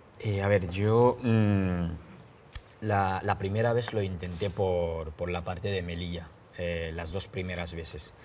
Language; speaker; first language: Spanish; non-native, fluent; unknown